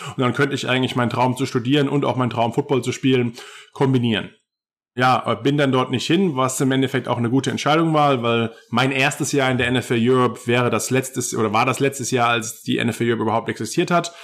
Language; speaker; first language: German; native; German